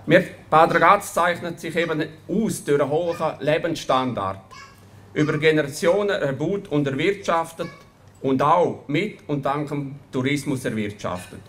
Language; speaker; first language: German; native; German